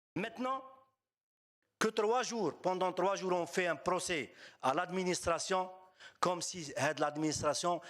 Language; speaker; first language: French; non-native, local second language; Arabic